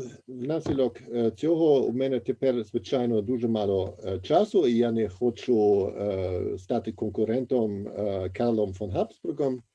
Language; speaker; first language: Ukrainian; non-native, fluent; German